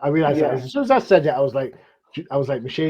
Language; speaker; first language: English; native; English